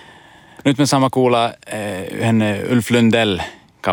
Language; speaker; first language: Finnish; non-native, learner; Swedish